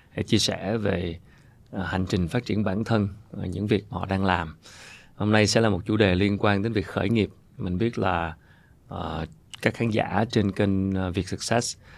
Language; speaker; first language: Vietnamese; native; Vietnamese